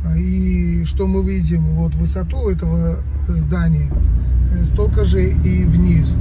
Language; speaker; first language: Russian; non-native, local second language; Georgian